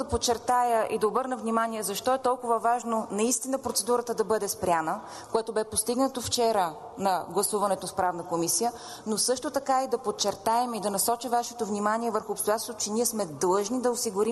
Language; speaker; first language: Bulgarian; native; Bulgarian